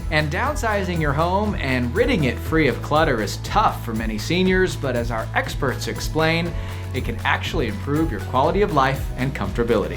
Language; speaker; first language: English; native; English